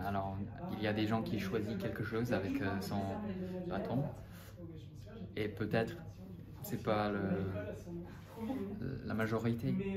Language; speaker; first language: French; non-native, fluent; English